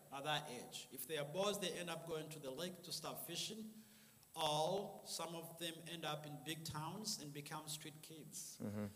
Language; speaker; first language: English; non-native, local second language; Kinyarwanda